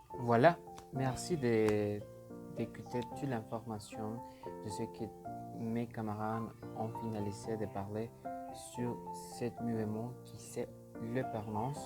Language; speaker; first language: French; non-native, learner; Spanish